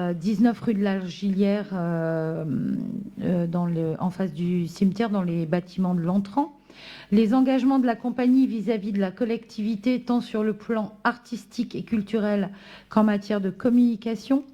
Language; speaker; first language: French; native; French